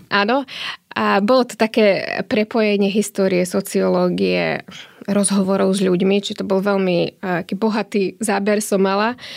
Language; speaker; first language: Slovak; native; Slovak